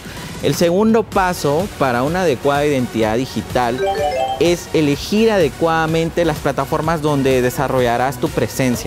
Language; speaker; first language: Spanish; native; Spanish